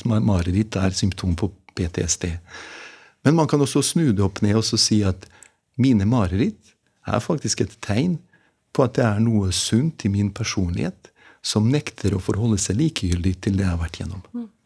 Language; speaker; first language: Norwegian; non-native, fluent; Bosnian